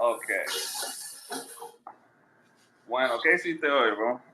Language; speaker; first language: Spanish; non-native, learner; English